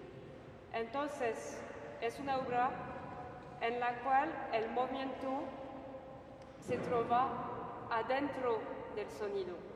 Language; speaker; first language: Spanish; non-native, fluent; French